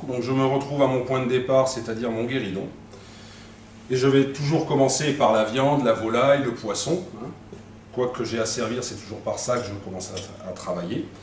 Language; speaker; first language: French; native; French